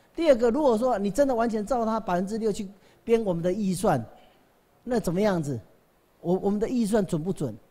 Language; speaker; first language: Chinese; native; Chinese